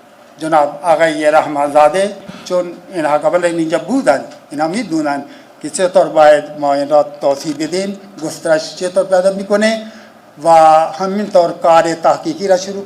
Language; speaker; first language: Persian; non-native, fluent; Urdu